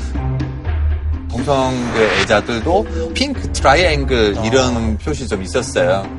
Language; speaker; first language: Korean; non-native, fluent; German